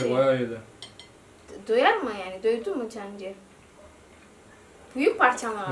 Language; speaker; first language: Turkish; non-native, learner; Indonesian